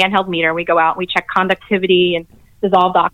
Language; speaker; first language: English; native; English